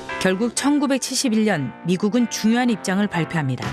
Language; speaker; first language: Korean; native; Korean